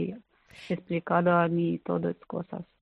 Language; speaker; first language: Spanish; non-native, learner; Ukrainian